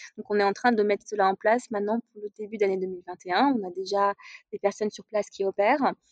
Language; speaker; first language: French; non-native, local second language; Arabic